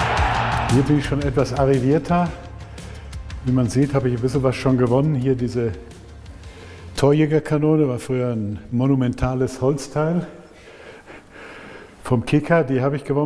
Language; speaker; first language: German; native; German